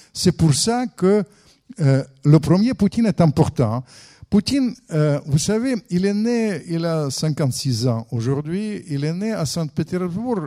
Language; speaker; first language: French; non-native, fluent; Russian